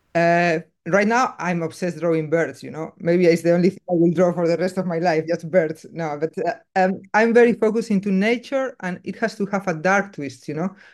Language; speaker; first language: English; non-native, fluent; Spanish